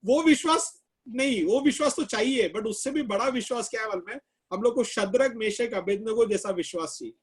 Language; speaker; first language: Hindi; non-native, local second language; Malayalam